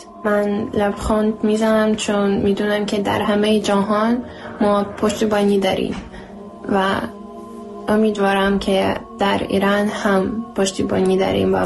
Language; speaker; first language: Persian; non-native, learner; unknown